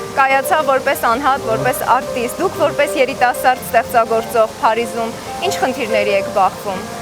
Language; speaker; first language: Armenian; native; Armenian